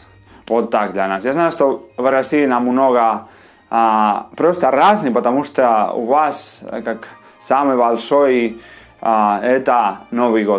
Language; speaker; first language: Russian; non-native, learner; Spanish